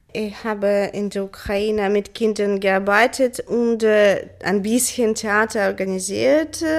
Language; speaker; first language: German; non-native, learner; Ukrainian